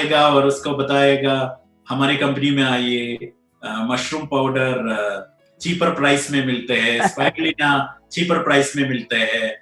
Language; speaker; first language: Hindi; non-native, local second language; Malayalam